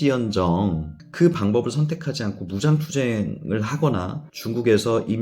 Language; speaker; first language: Korean; native; Korean